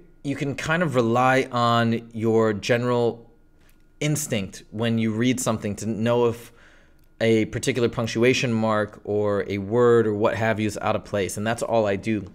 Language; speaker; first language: English; native; English